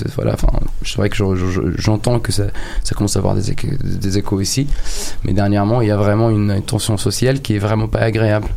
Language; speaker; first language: French; non-native, fluent; Arabic